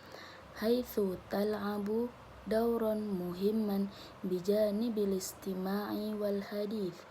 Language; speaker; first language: Arabic; non-native, learner; Indonesian